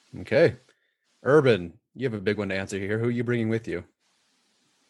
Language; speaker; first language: English; native; English